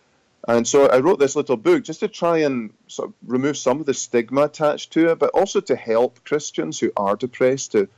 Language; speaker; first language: English; native; English